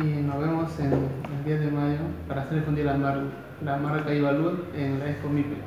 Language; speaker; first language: Spanish; native; Spanish